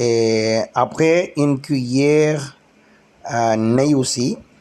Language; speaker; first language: French; non-native, learner; Tamil